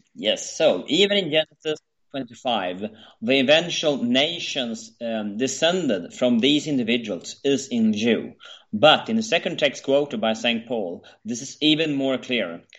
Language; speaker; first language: English; non-native, fluent; Swedish